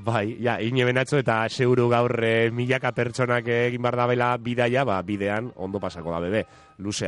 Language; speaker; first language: Basque; native; Basque